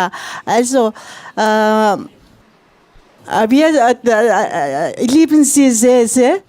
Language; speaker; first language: German; non-native, learner; Mongolian